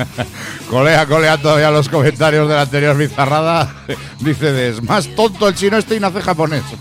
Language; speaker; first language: Spanish; native; Spanish